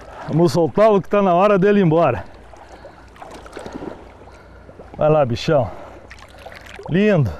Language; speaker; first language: Portuguese; native; Portuguese